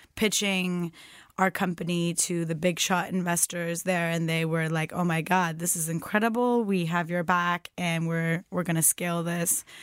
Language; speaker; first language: English; non-native, fluent; Turkish